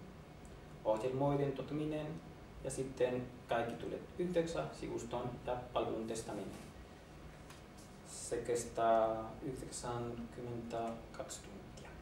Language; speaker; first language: Finnish; non-native, learner; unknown